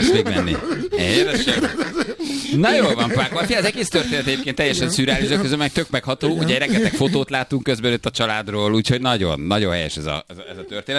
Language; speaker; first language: Hungarian; native; Hungarian